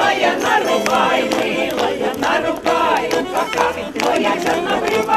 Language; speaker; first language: Ukrainian; native; Ukrainian